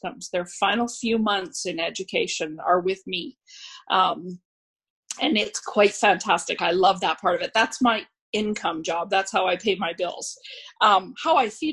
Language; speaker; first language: English; native; English